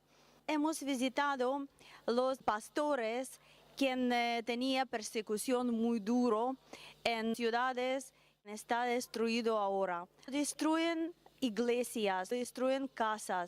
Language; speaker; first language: Spanish; non-native, learner; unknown